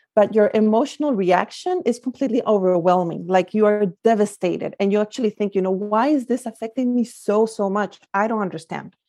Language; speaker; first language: English; non-native, fluent; Spanish